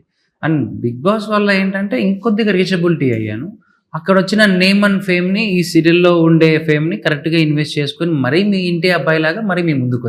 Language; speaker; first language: Telugu; native; Telugu